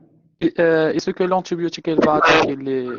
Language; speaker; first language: French; non-native, local second language; Arabic